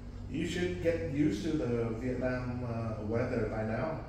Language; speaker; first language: English; non-native, fluent; Vietnamese